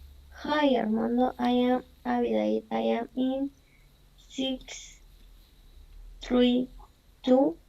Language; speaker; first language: English; non-native, learner; Spanish